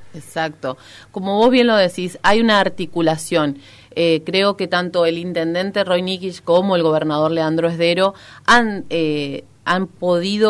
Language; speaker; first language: Spanish; native; Spanish